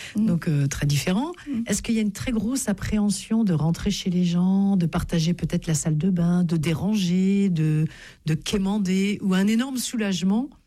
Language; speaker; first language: French; native; French